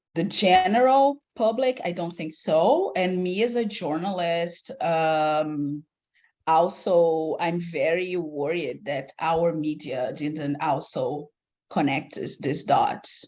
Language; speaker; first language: English; non-native, fluent; Portuguese